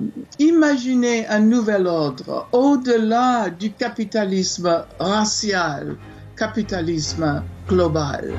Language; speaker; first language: French; non-native, fluent; English